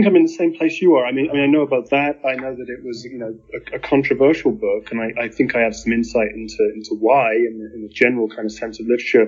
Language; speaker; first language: English; native; English